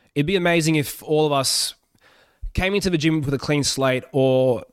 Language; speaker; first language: English; early bilingual, other home language; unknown